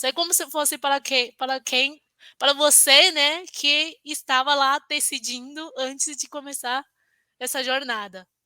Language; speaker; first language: Portuguese; non-native, fluent; Chinese